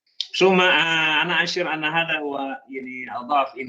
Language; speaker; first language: Arabic; non-native, fluent; Indonesian